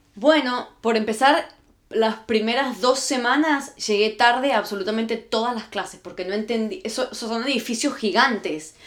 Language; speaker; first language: Spanish; native; Spanish